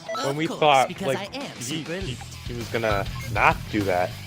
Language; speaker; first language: English; native; English